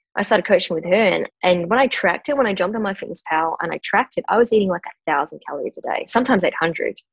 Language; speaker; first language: English; native; English